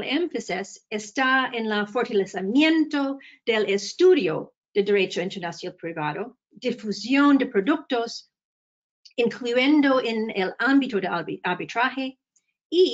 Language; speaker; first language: Spanish; non-native, fluent; English